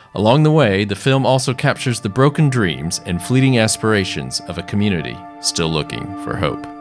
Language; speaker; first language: English; native; English